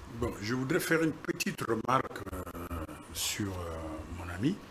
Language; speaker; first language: French; non-native, local second language; Lingala